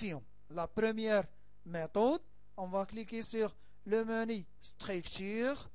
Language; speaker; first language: French; non-native, local second language; Arabic